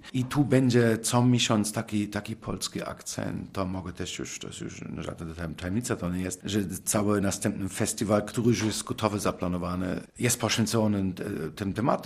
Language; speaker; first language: Polish; non-native, fluent; German